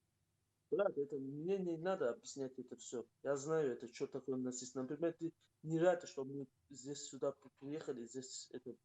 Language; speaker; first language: Russian; non-native, local second language; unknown